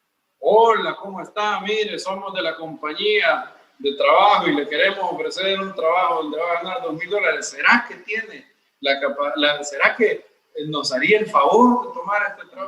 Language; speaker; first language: Spanish; native; Spanish